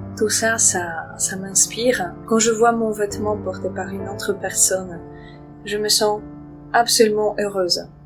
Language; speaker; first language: French; non-native, fluent; Polish